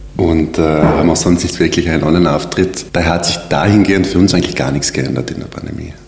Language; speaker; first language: German; native; German